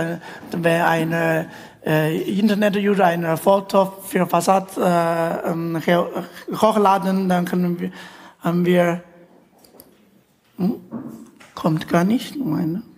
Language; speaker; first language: German; non-native, fluent; Chinese